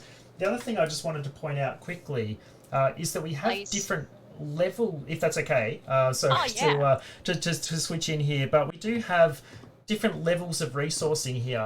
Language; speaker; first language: English; native; English